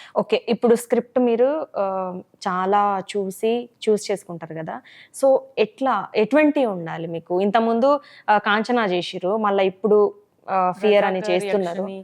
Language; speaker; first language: Telugu; native; Telugu